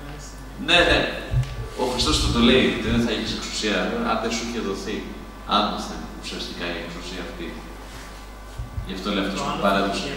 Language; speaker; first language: Greek; native; Greek